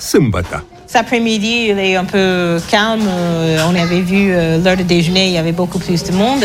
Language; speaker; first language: French; non-native, fluent; English